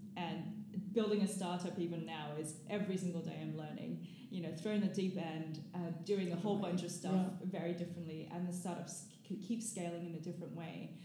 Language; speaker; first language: English; native; English